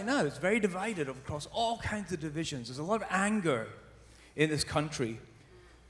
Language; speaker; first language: English; native; English